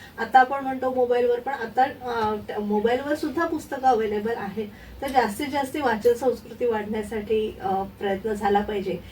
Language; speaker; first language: Marathi; native; Marathi